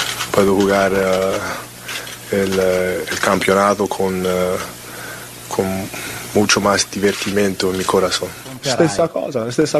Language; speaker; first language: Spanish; non-native, learner; Italian